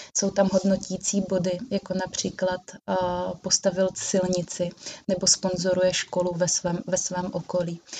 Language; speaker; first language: Czech; native; Czech